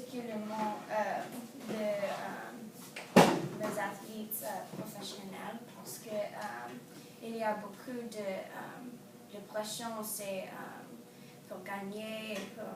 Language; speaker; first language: French; non-native, learner; English